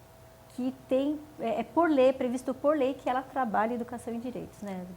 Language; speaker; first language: Portuguese; native; Portuguese